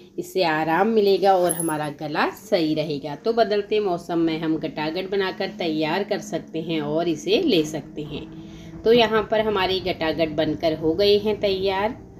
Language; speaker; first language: Hindi; native; Hindi